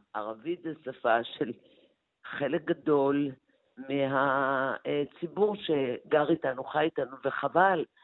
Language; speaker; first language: Hebrew; native; Hebrew